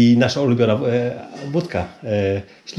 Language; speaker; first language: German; non-native, fluent; Polish